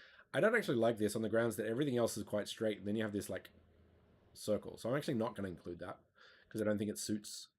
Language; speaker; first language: English; native; English